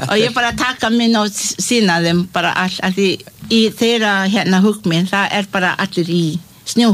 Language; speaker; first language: Icelandic; non-native, learner; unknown